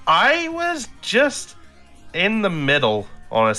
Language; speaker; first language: English; native; English